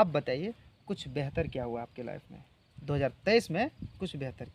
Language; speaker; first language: Hindi; native; Hindi